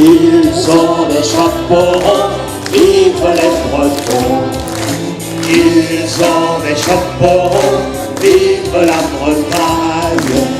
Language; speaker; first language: French; native; French